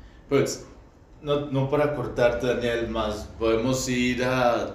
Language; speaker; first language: Portuguese; non-native, learner; Spanish